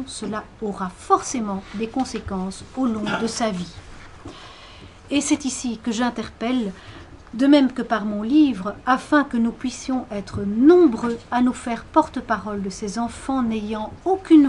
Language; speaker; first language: French; native; French